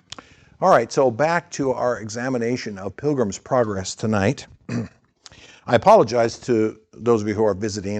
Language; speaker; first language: English; native; English